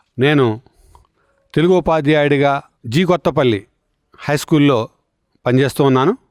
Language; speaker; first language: Telugu; native; Telugu